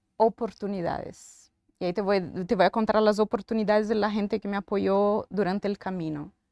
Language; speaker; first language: Spanish; non-native, fluent; Portuguese